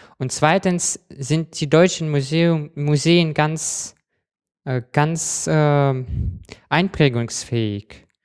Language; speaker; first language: German; non-native, fluent; Russian